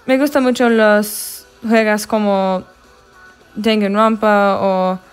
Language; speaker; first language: Spanish; non-native, learner; English